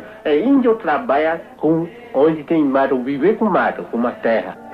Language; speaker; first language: Portuguese; non-native, local second language; Kayapó